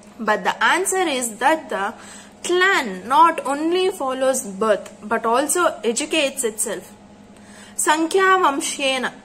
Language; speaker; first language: English; non-native, local second language; Kannada